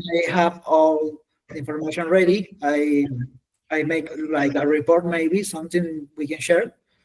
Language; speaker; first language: English; non-native, learner; Spanish